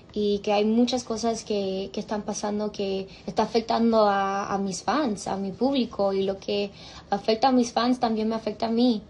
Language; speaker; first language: Spanish; early bilingual, heritage; Spanish